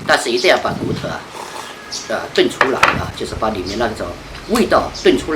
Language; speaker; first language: Chinese; native; Chinese